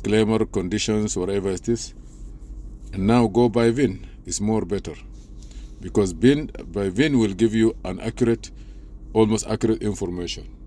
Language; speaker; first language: English; non-native, fluent; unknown